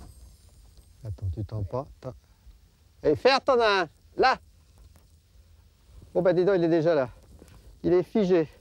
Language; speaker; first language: French; native; French